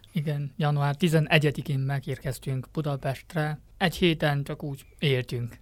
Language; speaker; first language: Hungarian; non-native, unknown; Chinese